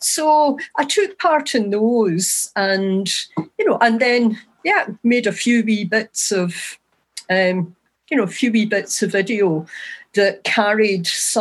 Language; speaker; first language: English; native; English